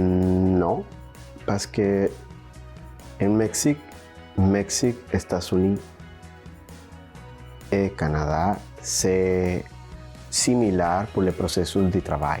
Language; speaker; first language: French; non-native, learner; Spanish